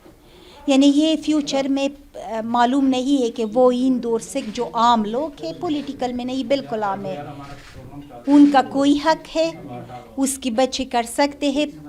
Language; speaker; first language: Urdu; non-native, learner; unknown